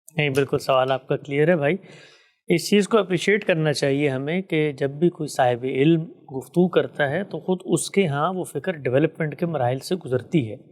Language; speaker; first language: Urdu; native; Urdu